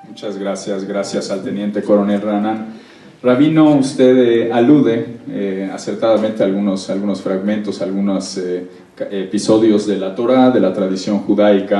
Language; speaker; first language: Spanish; native; Spanish